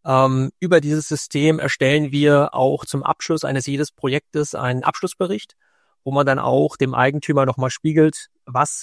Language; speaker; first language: German; native; German